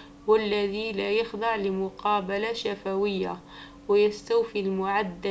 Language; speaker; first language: Arabic; native; Arabic